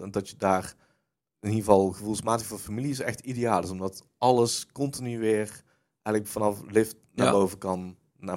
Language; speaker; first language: Dutch; native; Dutch